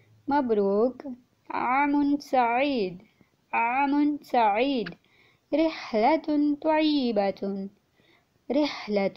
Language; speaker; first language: Arabic; non-native, fluent; Urdu